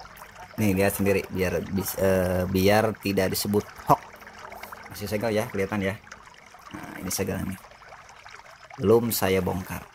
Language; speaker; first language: Indonesian; native; Indonesian